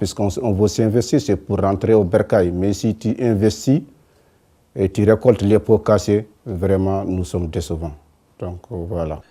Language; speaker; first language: French; non-native, local second language; Wolof